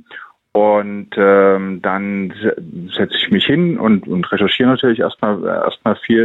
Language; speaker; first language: German; native; German